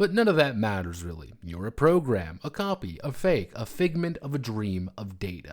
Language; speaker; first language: English; native; English